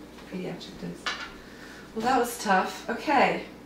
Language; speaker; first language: English; non-native, fluent; Russian